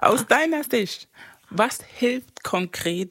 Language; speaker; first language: German; non-native, fluent; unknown